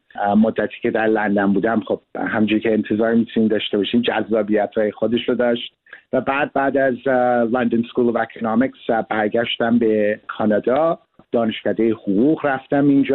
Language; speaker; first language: Persian; early bilingual, heritage; Persian